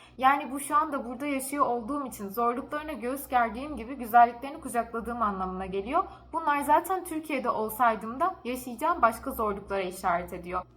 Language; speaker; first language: Turkish; native; Turkish